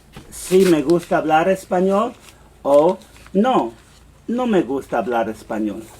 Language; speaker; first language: Spanish; non-native, fluent; English